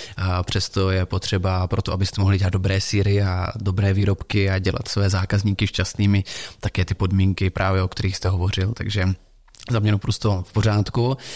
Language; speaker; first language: Czech; native; Czech